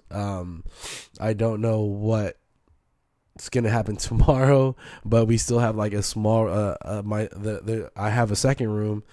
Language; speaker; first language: English; native; English